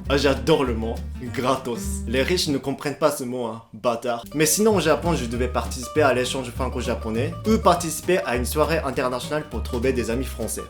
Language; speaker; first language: French; non-native, fluent; Japanese